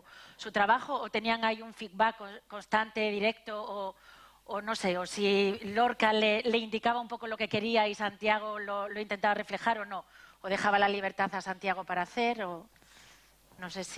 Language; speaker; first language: Spanish; native; Spanish